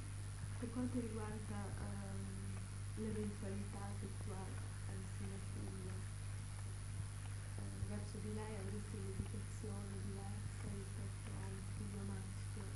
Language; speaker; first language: Italian; early bilingual, heritage; Italian